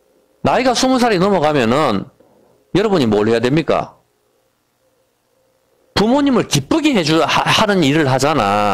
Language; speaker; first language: Korean; native; Korean